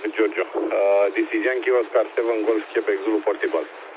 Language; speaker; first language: English; non-native, learner; Romanian